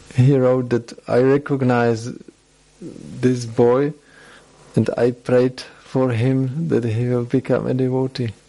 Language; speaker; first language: English; non-native, fluent; Czech